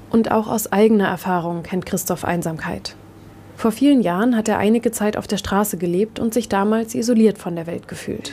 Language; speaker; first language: German; native; German